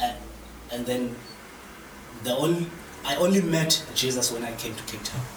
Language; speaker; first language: English; non-native, local second language; Xhosa